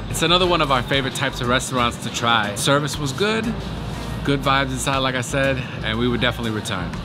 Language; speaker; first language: English; native; English